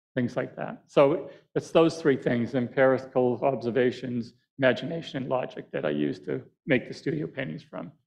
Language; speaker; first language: English; native; English